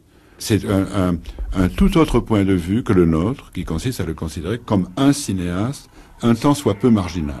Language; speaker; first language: French; native; French